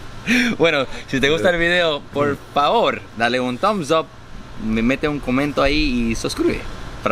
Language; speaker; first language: Spanish; early bilingual, heritage; Spanish